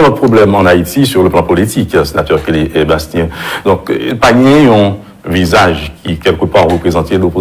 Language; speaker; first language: French; non-native, local second language; Haitian Creole